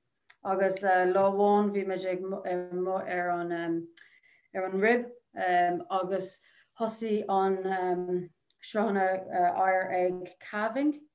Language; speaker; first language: Irish; non-native, local second language; English